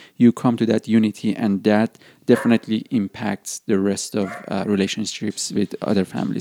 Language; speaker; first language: English; non-native, fluent; Persian